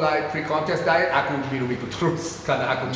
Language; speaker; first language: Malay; non-native, fluent; English